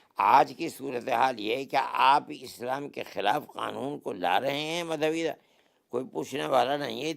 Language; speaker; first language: Urdu; native; Urdu